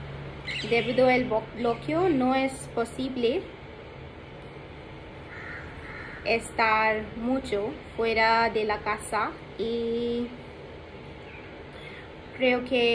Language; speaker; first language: Spanish; non-native, learner; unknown